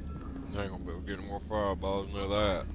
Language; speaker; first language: English; native; English